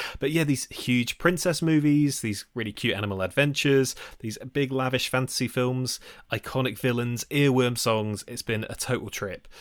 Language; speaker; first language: English; native; English